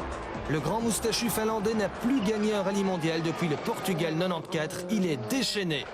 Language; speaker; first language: French; native; French